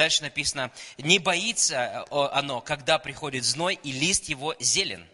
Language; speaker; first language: Russian; native; Russian